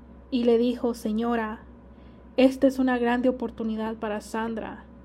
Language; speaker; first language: Spanish; early bilingual, heritage; Spanish